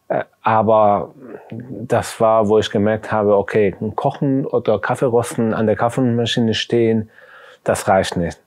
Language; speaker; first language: German; non-native, fluent; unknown